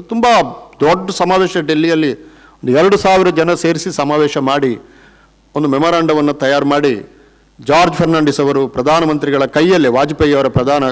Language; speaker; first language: Kannada; non-native, local second language; Tulu